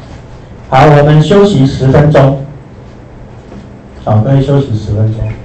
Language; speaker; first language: Chinese; native; Chinese